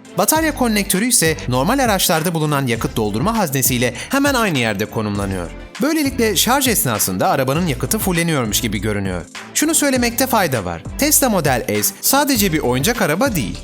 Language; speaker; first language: Turkish; native; Turkish